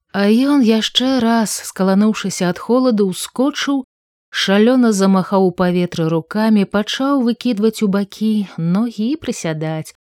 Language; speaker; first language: Belarusian; native; Belarusian